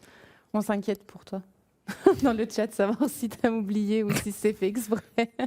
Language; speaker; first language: French; native; French